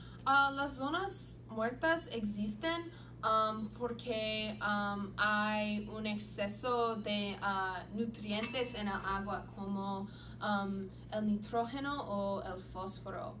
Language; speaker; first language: Spanish; non-native, learner; English